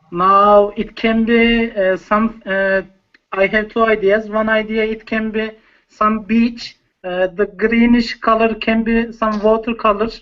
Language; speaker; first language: English; non-native, learner; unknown